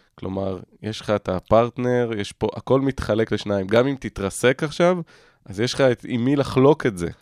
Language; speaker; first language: Hebrew; native; Hebrew